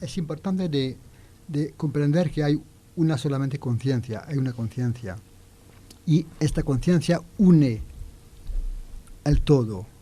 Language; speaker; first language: Spanish; non-native, learner; French